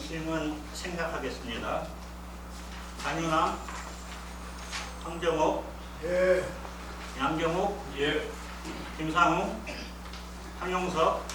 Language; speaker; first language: Korean; native; Korean